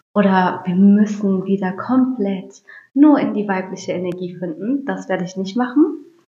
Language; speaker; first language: German; early bilingual, other home language; Turkish